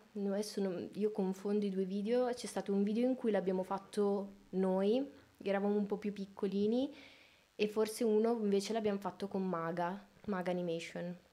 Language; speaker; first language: Italian; native; Italian